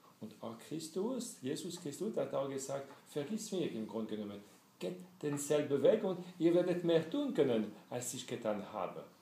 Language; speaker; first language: German; non-native, fluent; French